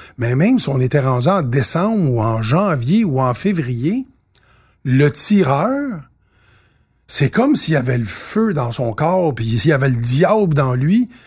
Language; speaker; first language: French; native; French